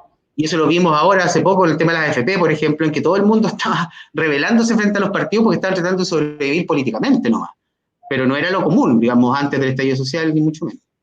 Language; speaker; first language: Spanish; native; Spanish